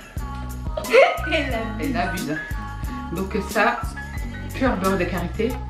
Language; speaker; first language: French; non-native, local second language; Fula